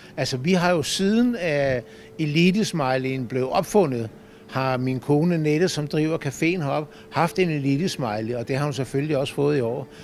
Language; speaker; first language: Danish; native; Danish